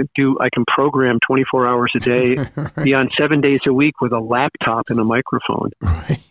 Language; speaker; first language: English; native; English